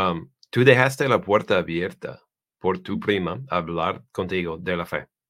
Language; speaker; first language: Spanish; non-native, learner; English